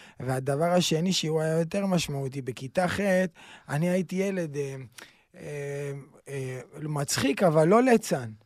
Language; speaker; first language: Hebrew; native; Hebrew